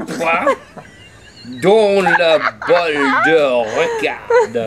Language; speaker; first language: French; non-native, learner; English